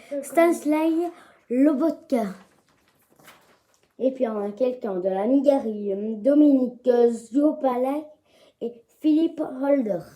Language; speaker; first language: French; native; French